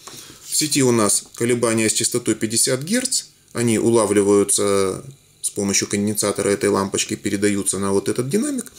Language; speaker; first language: Russian; native; Russian